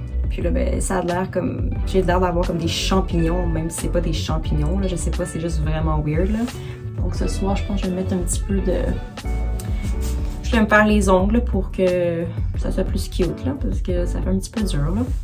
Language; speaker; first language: French; native; French